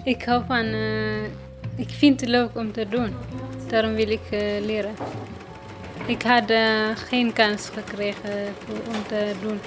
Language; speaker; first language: Dutch; non-native, learner; Arabic